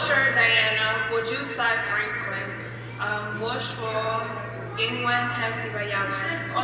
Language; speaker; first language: Chinese; non-native, learner; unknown